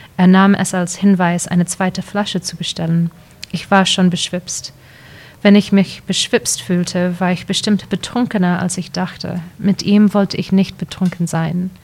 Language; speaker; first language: German; early bilingual, heritage; English